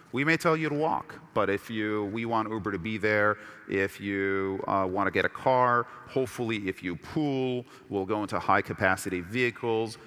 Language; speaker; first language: English; early bilingual, other home language; Persian